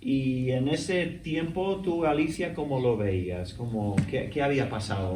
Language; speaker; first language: Spanish; non-native, fluent; English